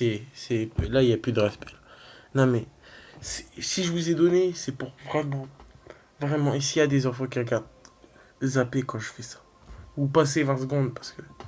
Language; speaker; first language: French; native; French